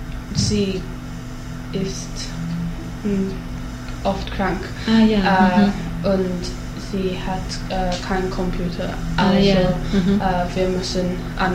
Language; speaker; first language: German; non-native, learner; English